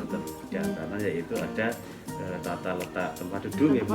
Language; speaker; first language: Indonesian; native; Indonesian